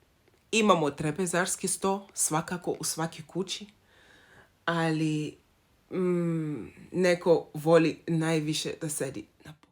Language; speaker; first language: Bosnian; non-native, learner; Zulu